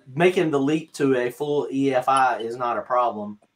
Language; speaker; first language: English; native; English